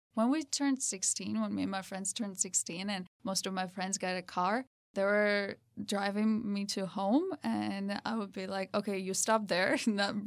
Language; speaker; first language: English; non-native, fluent; Georgian